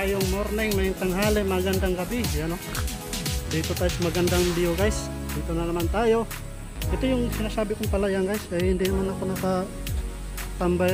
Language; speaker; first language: Filipino; non-native, local second language; Cebuano